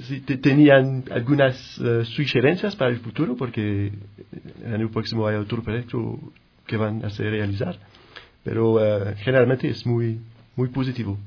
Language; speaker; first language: Spanish; non-native, fluent; French